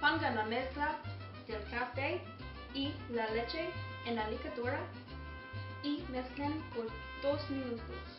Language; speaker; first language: Spanish; non-native, learner; English